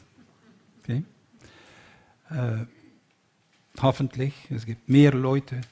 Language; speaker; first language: German; non-native, learner; Dutch